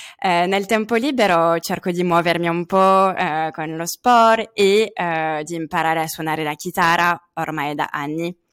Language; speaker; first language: Italian; non-native, fluent; French